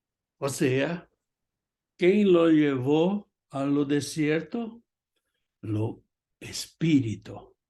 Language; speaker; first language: Spanish; non-native, fluent; Portuguese